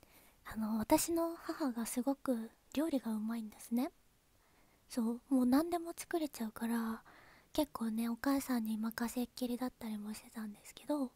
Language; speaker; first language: Japanese; native; Japanese